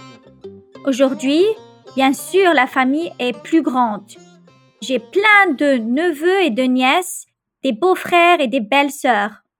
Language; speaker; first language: French; non-native, local second language; Arabic